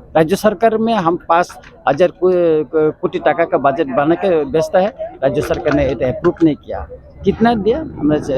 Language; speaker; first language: Hindi; non-native, local second language; Kok Borok